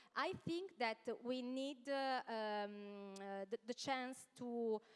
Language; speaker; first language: English; non-native, learner; Italian